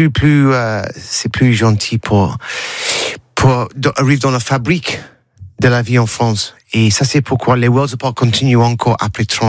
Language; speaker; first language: French; non-native, learner; English